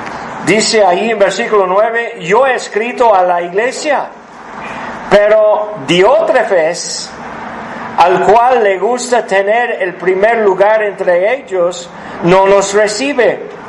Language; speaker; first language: Spanish; non-native, fluent; English